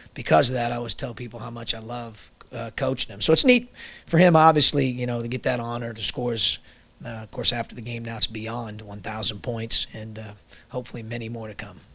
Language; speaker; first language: English; native; English